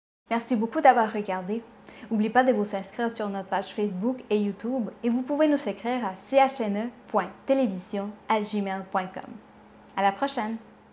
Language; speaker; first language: French; native; French